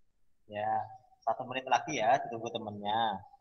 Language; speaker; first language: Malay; non-native, local second language; Javanese